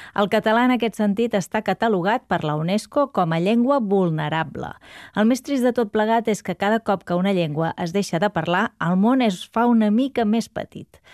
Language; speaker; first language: Catalan; native; Catalan